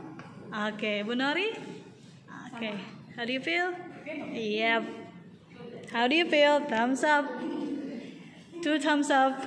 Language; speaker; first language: English; non-native, fluent; Indonesian